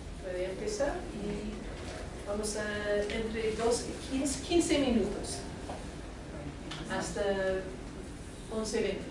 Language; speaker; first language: Spanish; non-native, fluent; English